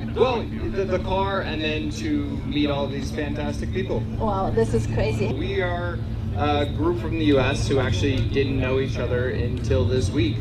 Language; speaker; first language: English; native; English